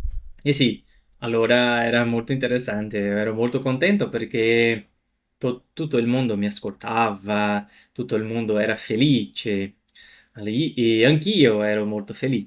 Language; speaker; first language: Italian; non-native, fluent; Portuguese